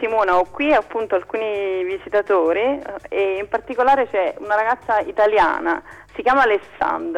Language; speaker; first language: Italian; native; Italian